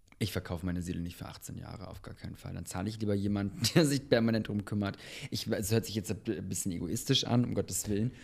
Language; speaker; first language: German; early bilingual, other home language; Bosnian